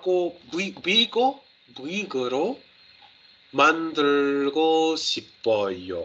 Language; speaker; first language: Korean; non-native, learner; English